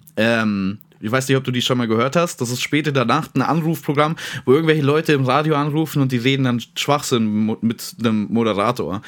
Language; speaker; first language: German; native; German